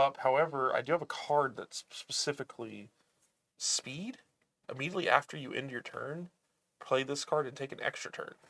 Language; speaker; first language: English; native; English